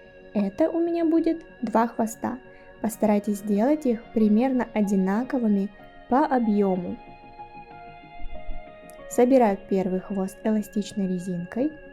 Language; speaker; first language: Russian; native; Russian